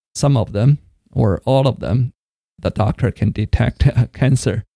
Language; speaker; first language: English; non-native, fluent; Chinese